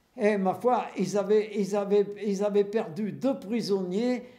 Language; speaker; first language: French; native; French